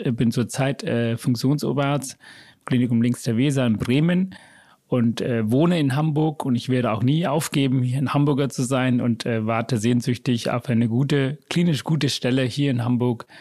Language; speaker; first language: German; early bilingual, other home language; Sinhala